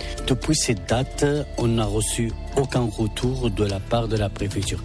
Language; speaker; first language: French; non-native, local second language; Arabic